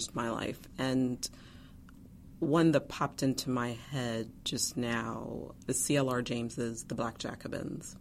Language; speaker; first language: English; early bilingual, other home language; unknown